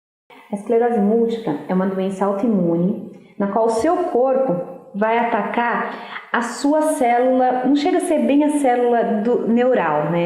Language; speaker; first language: Portuguese; native; Portuguese